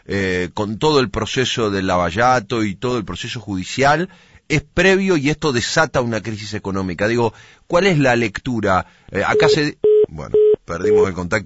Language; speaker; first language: Spanish; native; Spanish